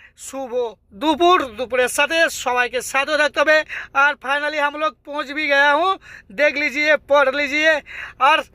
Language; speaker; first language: Hindi; non-native, local second language; Bangla